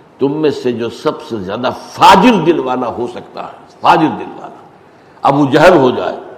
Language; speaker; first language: Urdu; native; Urdu